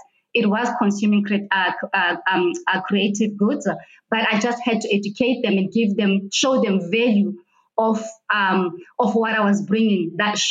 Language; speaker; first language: English; non-native, local second language; Xhosa